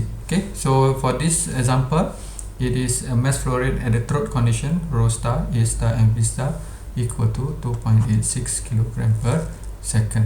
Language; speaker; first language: English; non-native, local second language; Malay